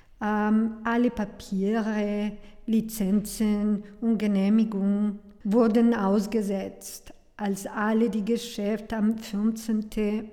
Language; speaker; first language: German; non-native, learner; Spanish